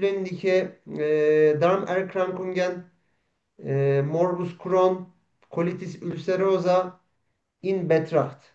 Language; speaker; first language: German; non-native, learner; Turkish